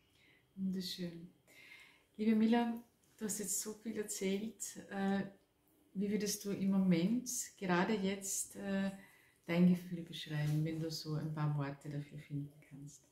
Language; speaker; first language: German; native; German